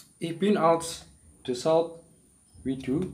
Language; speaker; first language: German; non-native, learner; Indonesian